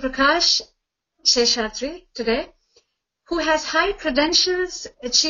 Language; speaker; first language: English; non-native, local second language; Tamil